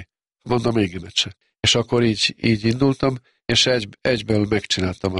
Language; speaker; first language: Hungarian; non-native, local second language; Serbian